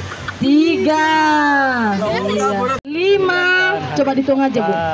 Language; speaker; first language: Indonesian; non-native, local second language; Nias